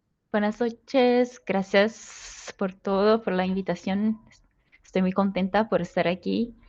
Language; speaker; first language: Spanish; non-native, fluent; Portuguese